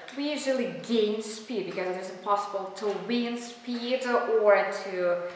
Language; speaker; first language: English; non-native, fluent; Russian